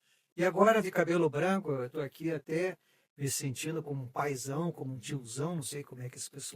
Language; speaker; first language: Portuguese; native; Portuguese